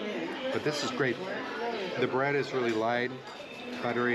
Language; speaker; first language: English; native; English